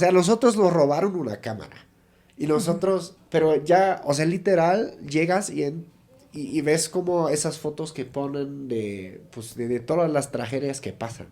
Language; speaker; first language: Spanish; native; Spanish